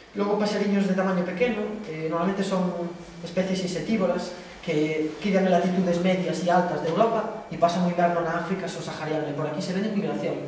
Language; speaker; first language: Spanish; non-native, local second language; Galician